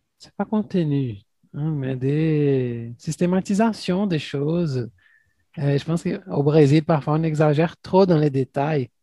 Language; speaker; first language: French; non-native, fluent; Portuguese